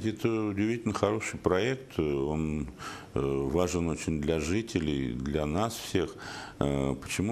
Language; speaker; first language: Russian; native; Russian